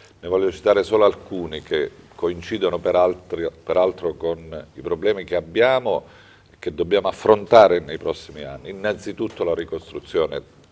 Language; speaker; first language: Italian; native; Italian